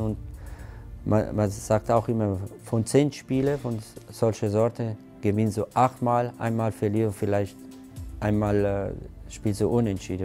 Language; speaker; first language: German; non-native, fluent; Italian